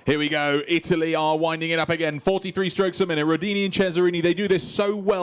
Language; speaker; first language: English; native; English